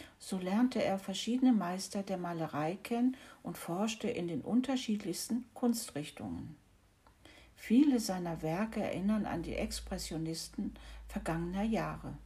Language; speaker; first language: German; native; German